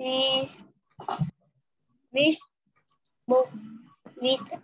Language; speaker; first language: English; non-native, learner; Vietnamese